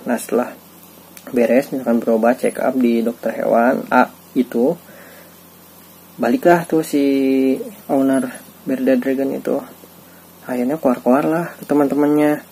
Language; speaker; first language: Indonesian; native; Indonesian